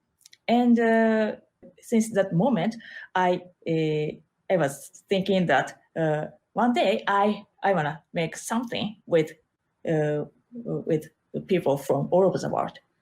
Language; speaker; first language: English; non-native, learner; Japanese